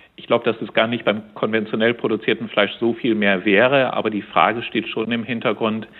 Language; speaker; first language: German; native; German